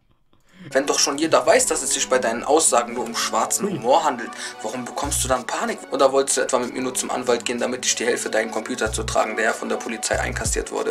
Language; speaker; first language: German; native; German